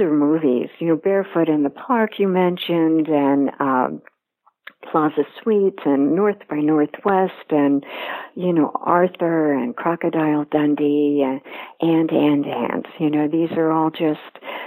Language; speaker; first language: English; native; English